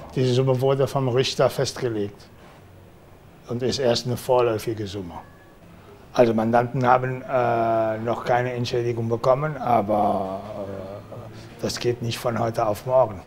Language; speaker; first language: German; non-native, fluent; Spanish